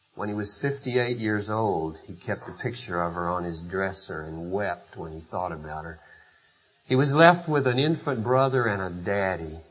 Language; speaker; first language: English; native; English